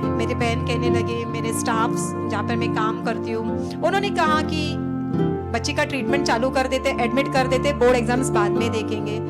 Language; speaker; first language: Hindi; non-native, local second language; Marathi